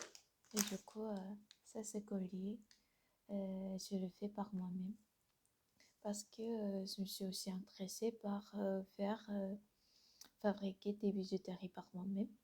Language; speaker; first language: French; non-native, learner; Korean